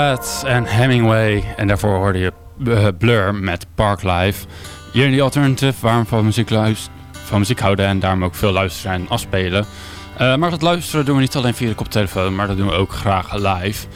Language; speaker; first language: Dutch; native; Dutch